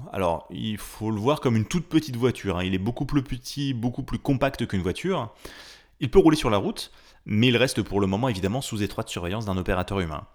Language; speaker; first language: French; native; French